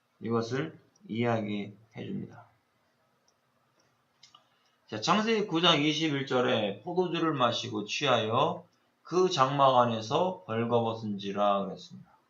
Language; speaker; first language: Korean; native; Korean